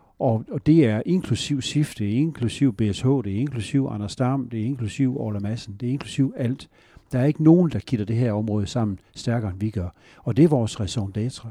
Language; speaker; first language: Danish; native; Danish